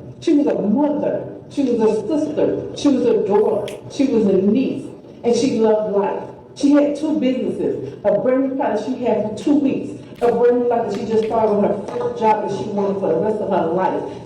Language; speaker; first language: English; native; English